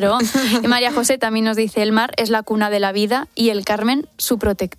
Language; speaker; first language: Spanish; native; Spanish